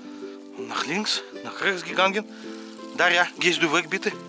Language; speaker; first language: German; non-native, learner; Russian